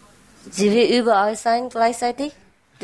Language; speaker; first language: German; non-native, fluent; Vietnamese